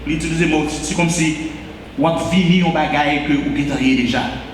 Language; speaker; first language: French; non-native, local second language; Haitian Creole